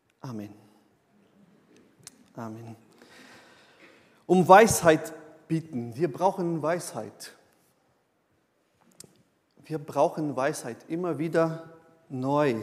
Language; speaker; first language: German; non-native, fluent; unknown